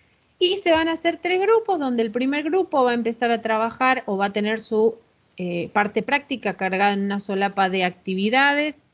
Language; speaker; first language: Spanish; native; Spanish